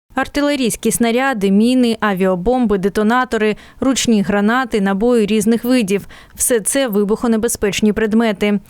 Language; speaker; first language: Ukrainian; native; Ukrainian